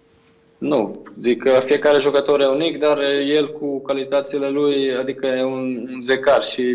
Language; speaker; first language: Romanian; non-native, fluent; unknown